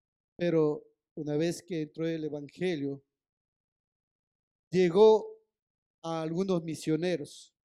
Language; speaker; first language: Spanish; non-native, local second language; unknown